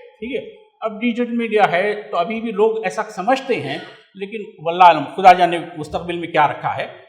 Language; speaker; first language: Urdu; native; Urdu